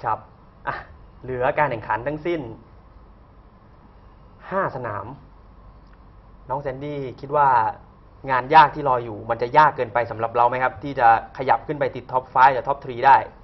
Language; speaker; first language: Thai; native; Thai